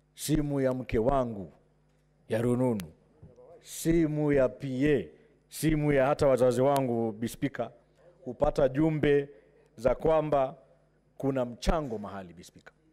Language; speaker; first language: Swahili; native; Swahili